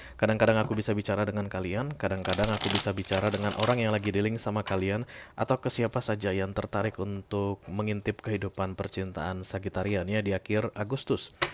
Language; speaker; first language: Indonesian; native; Indonesian